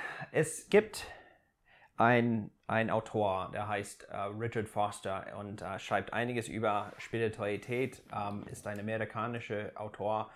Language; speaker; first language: German; non-native, fluent; English